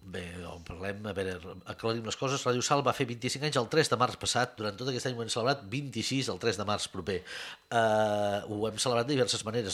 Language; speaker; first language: Catalan; native; Catalan